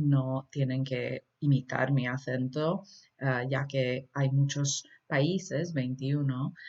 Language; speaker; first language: Spanish; early bilingual, heritage; Spanish